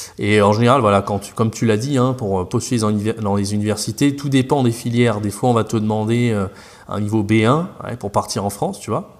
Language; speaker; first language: French; native; French